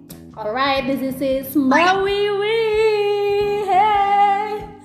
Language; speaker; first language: English; non-native, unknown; Indonesian